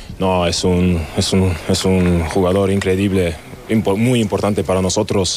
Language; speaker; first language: Spanish; non-native, learner; German